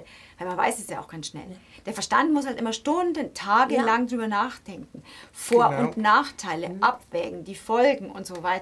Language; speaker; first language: German; native; German